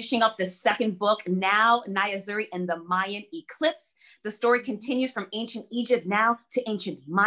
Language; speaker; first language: English; early bilingual, other home language; German